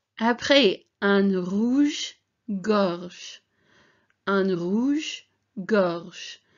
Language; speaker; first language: French; non-native, fluent; English